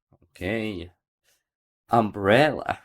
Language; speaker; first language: English; non-native, learner; Ukrainian